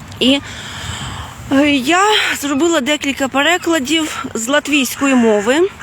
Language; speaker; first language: Ukrainian; non-native, fluent; Lithuanian